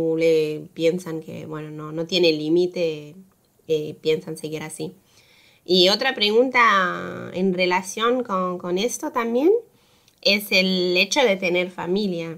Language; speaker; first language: Spanish; non-native, fluent; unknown